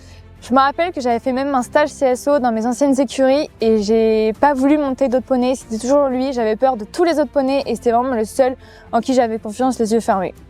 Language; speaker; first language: French; native; French